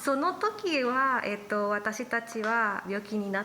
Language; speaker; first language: Japanese; non-native, learner; Spanish